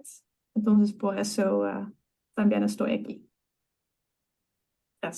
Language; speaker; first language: Spanish; non-native, learner; Dutch